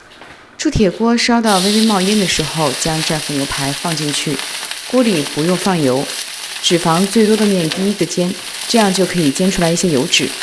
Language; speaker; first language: Chinese; native; Chinese